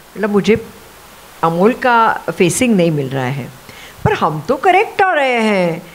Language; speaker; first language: Hindi; non-native, local second language; Marathi